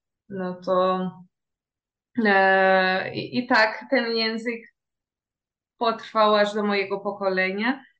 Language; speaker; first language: Polish; early bilingual, heritage; Portuguese